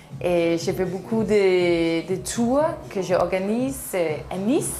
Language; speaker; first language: French; non-native, learner; Danish